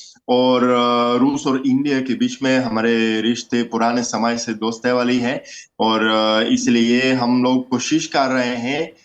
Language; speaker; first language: Hindi; non-native, fluent; Russian